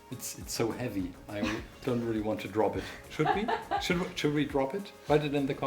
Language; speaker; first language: English; non-native, fluent; German